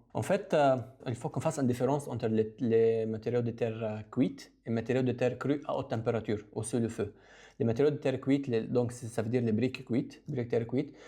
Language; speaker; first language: French; non-native, local second language; Arabic